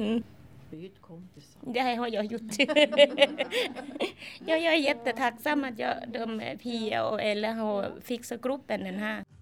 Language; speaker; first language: Swedish; non-native, learner; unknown